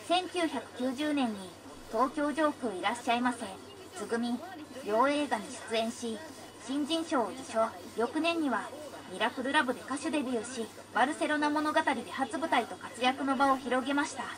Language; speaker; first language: Japanese; native; Japanese